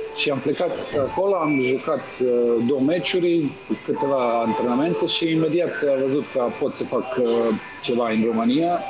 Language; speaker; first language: Romanian; non-native, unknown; Serbian